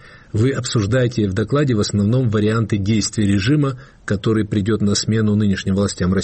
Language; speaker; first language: Russian; native; Russian